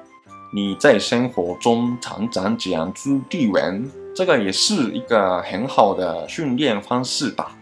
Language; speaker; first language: Chinese; non-native, fluent; Japanese